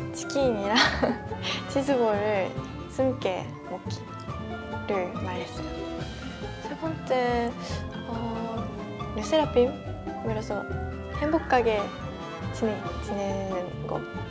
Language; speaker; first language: Korean; non-native, fluent; Japanese